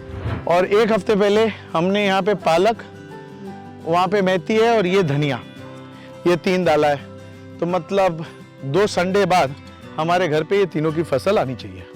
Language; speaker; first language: Hindi; non-native, local second language; Marathi